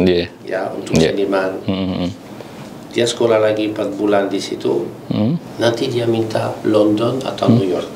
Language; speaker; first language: Indonesian; non-native, learner; Italian